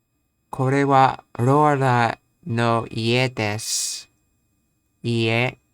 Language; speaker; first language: Japanese; non-native, learner; English